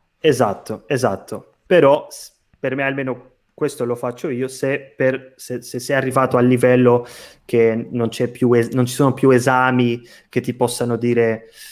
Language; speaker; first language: Italian; non-native, fluent; Portuguese